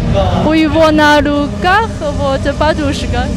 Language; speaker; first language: Russian; non-native, fluent; Chinese